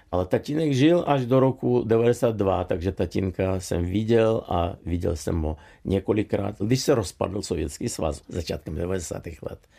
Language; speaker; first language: Czech; non-native, fluent; Russian